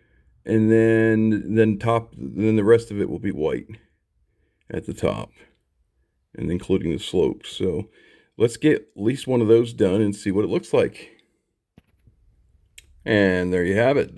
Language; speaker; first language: English; native; English